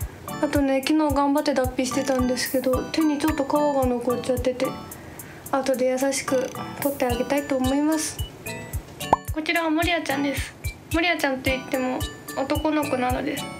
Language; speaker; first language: Japanese; native; Japanese